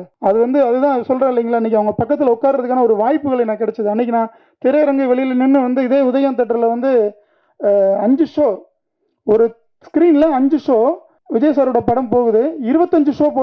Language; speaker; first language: Tamil; native; Tamil